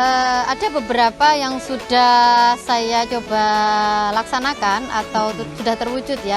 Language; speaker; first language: Indonesian; native; Indonesian